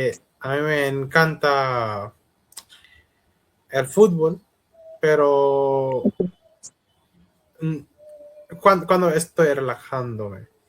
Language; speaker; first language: Spanish; non-native, learner; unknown